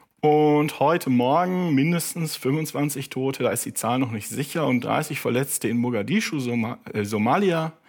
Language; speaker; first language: German; native; German